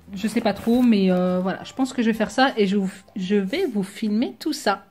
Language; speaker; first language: French; native; French